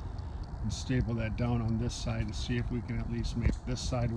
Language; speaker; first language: English; native; English